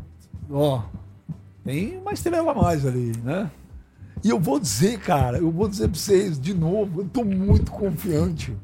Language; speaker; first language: Portuguese; native; Portuguese